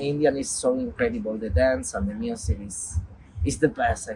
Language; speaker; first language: English; non-native, local second language; Spanish